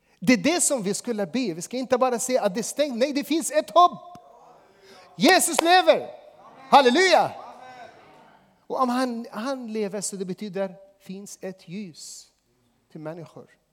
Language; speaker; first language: Swedish; non-native, fluent; Arabic